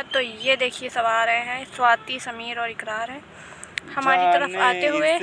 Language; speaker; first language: Hindi; native; Hindi